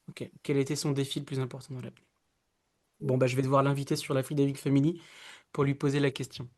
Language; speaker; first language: French; native; French